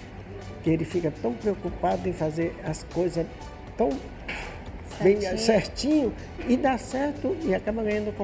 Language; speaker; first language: Portuguese; non-native, fluent; Japanese